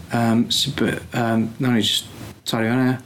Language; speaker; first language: Welsh; native; Welsh